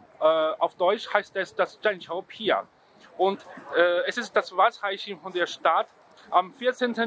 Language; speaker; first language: German; non-native, fluent; Chinese